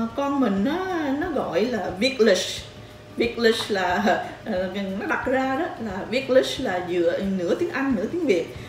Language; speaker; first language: Vietnamese; early bilingual, heritage; Vietnamese